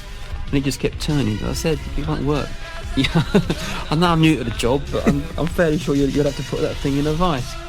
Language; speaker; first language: English; native; English